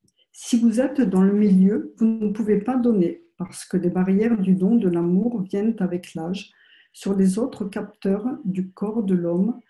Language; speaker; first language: French; native; French